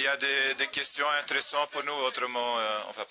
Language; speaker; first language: French; non-native, fluent; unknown